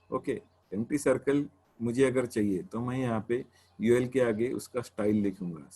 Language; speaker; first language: Hindi; non-native, local second language; Marathi